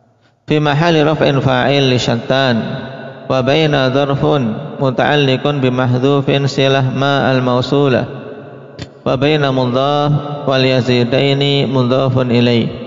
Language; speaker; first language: Arabic; non-native, fluent; Indonesian